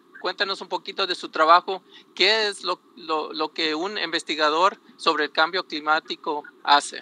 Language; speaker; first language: Spanish; early bilingual, heritage; Spanish